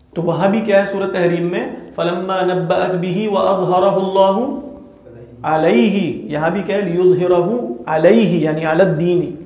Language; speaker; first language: Urdu; native; Urdu